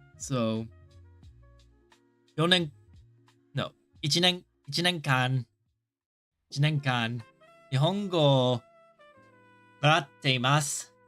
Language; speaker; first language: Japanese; non-native, learner; English